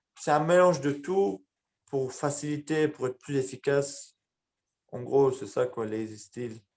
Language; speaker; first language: French; early bilingual, other home language; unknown